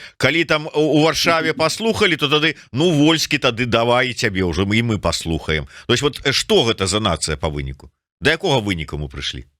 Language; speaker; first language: Belarusian; non-native, local second language; Russian